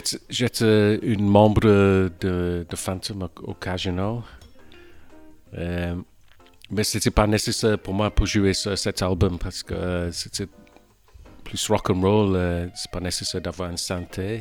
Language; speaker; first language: French; non-native, fluent; English